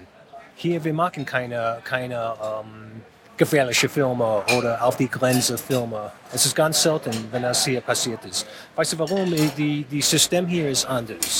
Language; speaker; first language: German; non-native, fluent; English